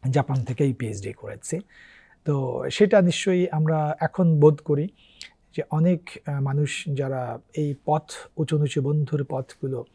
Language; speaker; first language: Bangla; native; Bangla